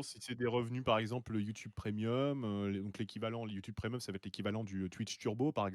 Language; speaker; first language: French; native; French